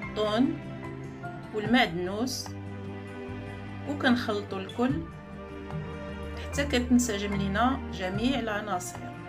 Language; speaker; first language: Arabic; native; Arabic